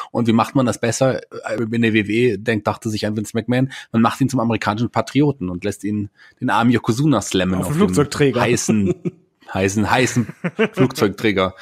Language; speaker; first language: German; native; German